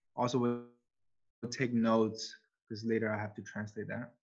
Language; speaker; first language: English; non-native, fluent; Chinese